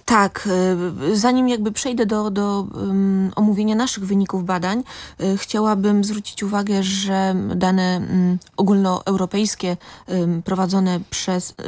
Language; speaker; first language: Polish; native; Polish